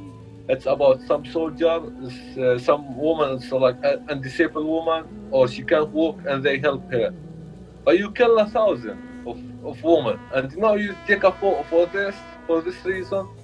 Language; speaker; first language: English; non-native, learner; Arabic